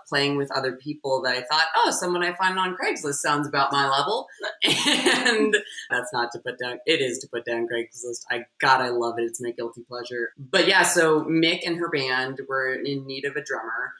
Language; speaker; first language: English; native; English